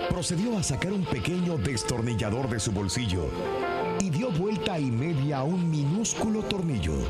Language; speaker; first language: Spanish; native; Spanish